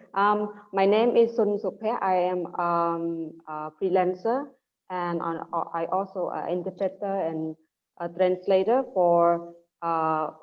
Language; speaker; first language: English; non-native, learner; Khmer